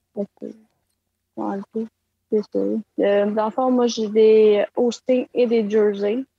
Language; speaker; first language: French; native; French